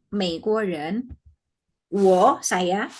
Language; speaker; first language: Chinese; non-native, fluent; Indonesian